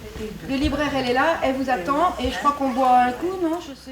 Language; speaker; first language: French; native; French